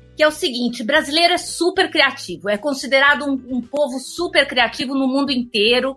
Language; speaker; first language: Portuguese; native; Portuguese